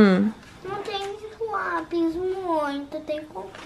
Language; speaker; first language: Portuguese; early bilingual, heritage; Portuguese